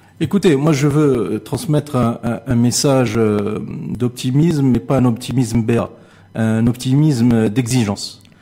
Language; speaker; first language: French; non-native, local second language; Arabic